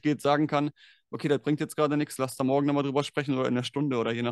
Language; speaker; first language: German; native; German